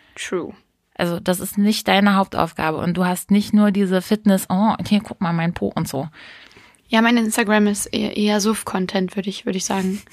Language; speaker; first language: German; native; German